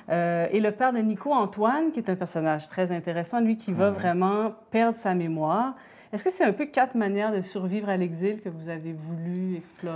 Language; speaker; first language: French; native; French